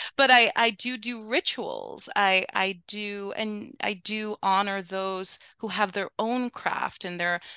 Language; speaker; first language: English; early bilingual, other home language; Spanish